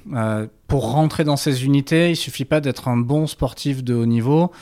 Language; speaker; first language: French; native; French